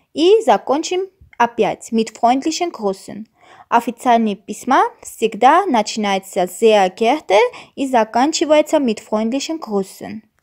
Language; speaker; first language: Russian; non-native, fluent; Armenian